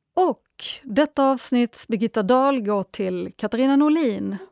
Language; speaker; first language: Swedish; native; Swedish